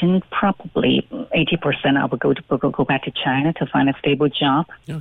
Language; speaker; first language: English; non-native, fluent; Chinese